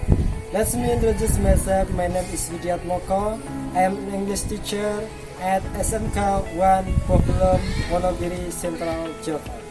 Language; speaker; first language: English; non-native, learner; Indonesian